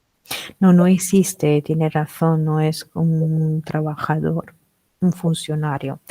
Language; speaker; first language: Spanish; non-native, fluent; Italian